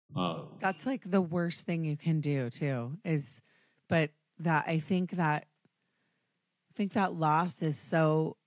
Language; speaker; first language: English; native; English